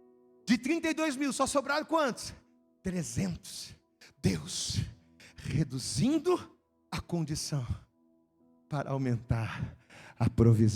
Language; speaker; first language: Portuguese; native; Portuguese